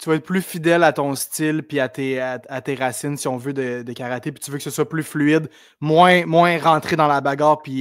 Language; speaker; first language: French; native; French